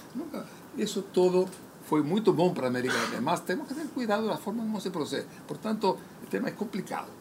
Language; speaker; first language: Spanish; native; Spanish